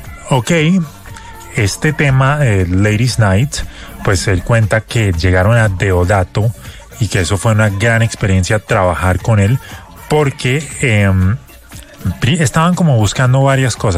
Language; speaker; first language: Spanish; native; Spanish